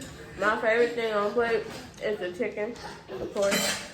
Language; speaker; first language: English; native; English